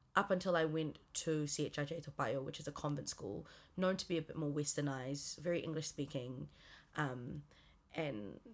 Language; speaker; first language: English; native; English